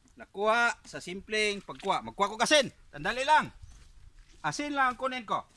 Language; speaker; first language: Filipino; non-native, local second language; Cebuano